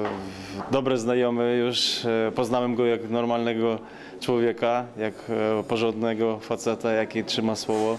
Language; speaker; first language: Polish; non-native, learner; Ukrainian